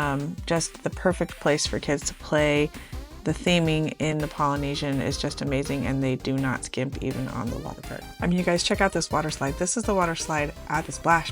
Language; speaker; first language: English; native; English